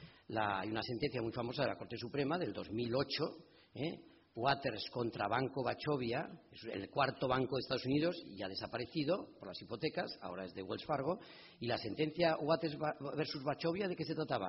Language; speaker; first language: Spanish; native; Spanish